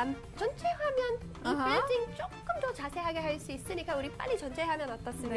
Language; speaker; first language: Korean; non-native, fluent; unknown